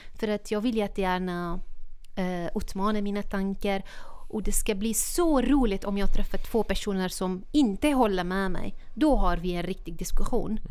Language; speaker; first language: Swedish; non-native, fluent; Arabic